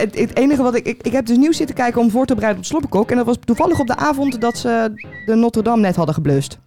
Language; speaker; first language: Dutch; native; Dutch